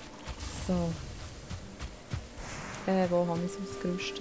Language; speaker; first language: German; native; German